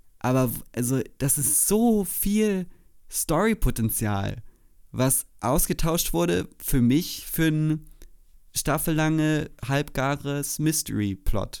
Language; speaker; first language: German; native; German